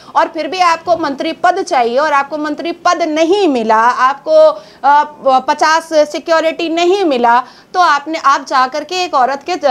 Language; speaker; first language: Hindi; native; Hindi